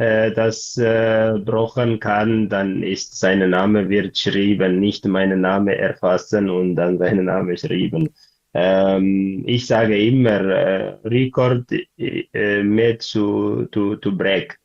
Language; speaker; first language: German; non-native, learner; Tigrinya